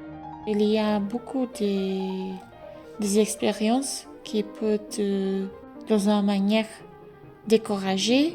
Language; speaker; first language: French; non-native, fluent; English